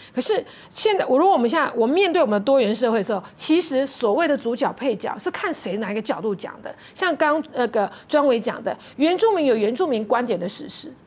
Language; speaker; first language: Chinese; non-native, local second language; Min Nan Chinese